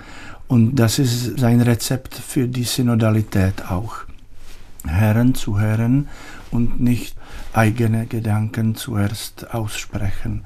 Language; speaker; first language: German; non-native, learner; Czech